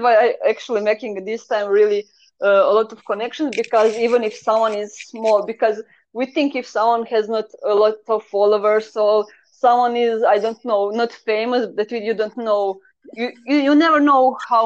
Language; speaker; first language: English; non-native, learner; Croatian